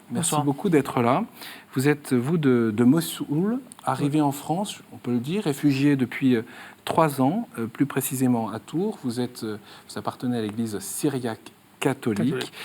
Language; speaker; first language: French; native; French